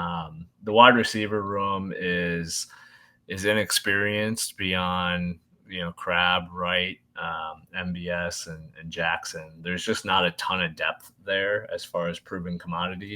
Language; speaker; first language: English; native; English